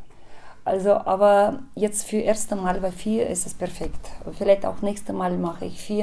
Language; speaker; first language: German; non-native, fluent; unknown